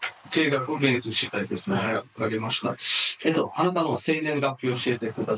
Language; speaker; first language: Japanese; non-native, fluent; Bangla